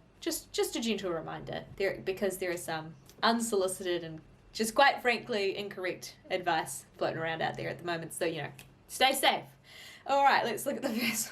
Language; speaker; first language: English; native; English